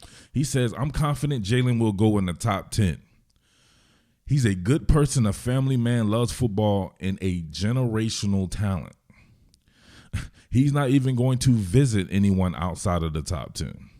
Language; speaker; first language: English; native; English